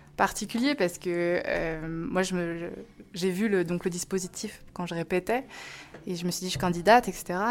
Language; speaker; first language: French; native; French